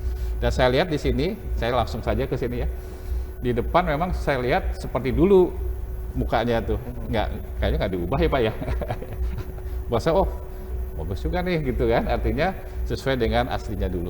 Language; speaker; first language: Indonesian; native; Indonesian